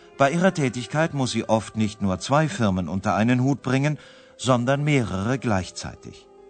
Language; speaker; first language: German; native; German